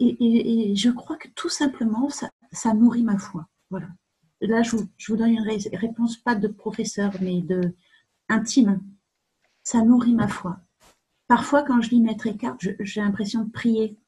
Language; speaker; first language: French; native; French